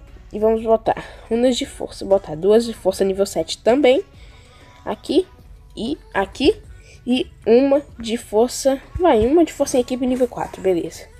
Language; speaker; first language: Portuguese; native; Portuguese